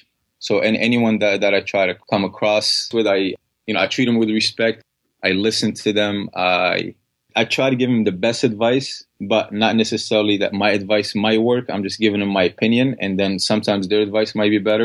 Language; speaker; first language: English; non-native, fluent; Arabic